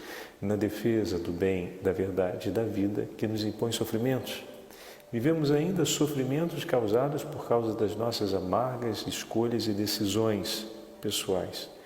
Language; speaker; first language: Portuguese; native; Portuguese